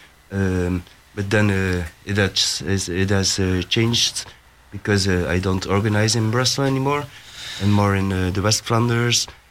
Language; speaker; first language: English; non-native, fluent; Dutch